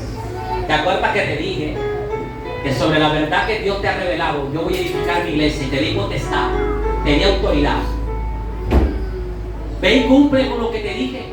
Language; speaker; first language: Spanish; native; Spanish